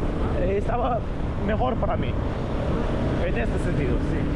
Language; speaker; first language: Spanish; non-native, fluent; Russian